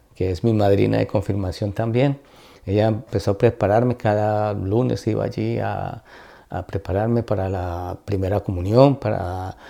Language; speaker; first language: Spanish; native; Spanish